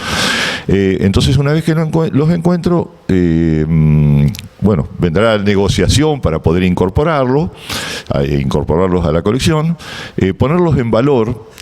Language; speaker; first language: Spanish; native; Spanish